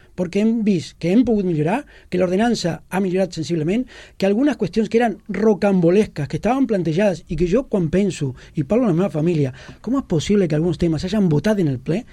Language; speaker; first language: Catalan; non-native, local second language; Spanish